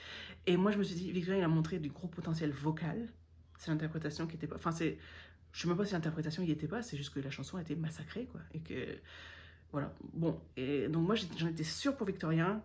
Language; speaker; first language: French; native; French